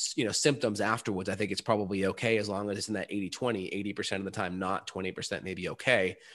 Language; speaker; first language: English; native; English